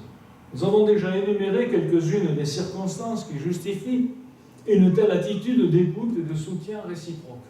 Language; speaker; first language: French; native; French